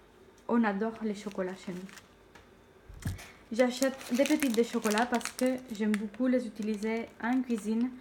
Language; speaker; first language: French; non-native, fluent; Spanish